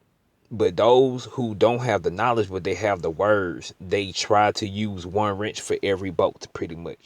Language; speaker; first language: English; native; English